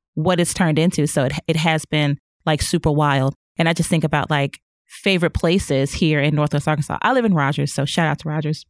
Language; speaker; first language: English; native; English